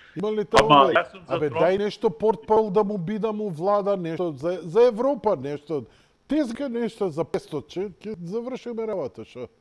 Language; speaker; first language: Macedonian; native; Macedonian